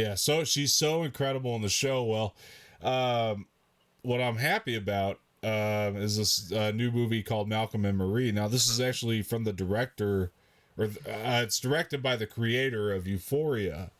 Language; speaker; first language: English; native; English